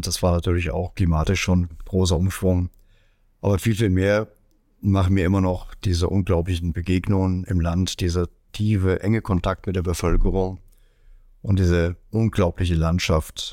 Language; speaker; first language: German; native; German